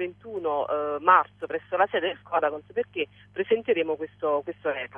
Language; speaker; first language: Italian; native; Italian